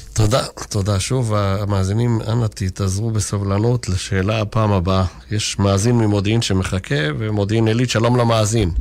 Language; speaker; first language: Hebrew; native; Hebrew